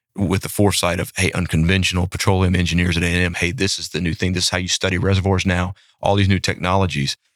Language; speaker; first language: English; native; English